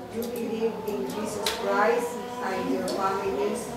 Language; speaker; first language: English; non-native, learner; Spanish